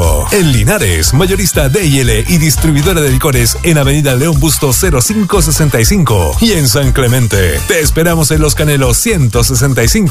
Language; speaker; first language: Spanish; native; Spanish